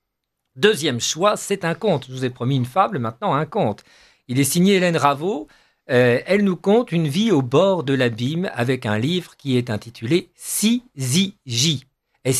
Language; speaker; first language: French; native; French